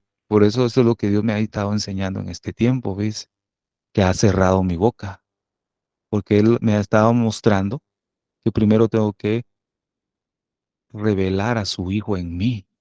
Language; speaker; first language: Spanish; native; Spanish